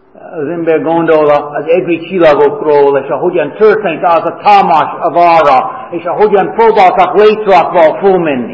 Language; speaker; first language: Hungarian; non-native, fluent; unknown